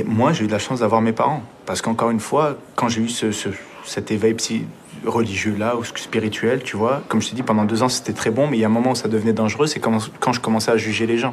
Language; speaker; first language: French; early bilingual, other home language; Arabic